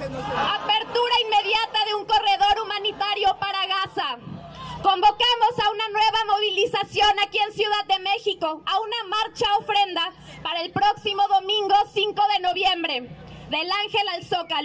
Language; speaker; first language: Spanish; native; Spanish